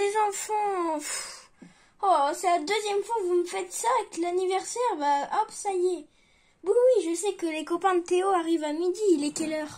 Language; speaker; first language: French; native; French